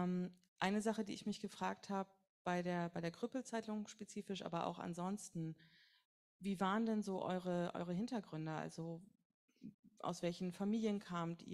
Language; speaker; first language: German; native; German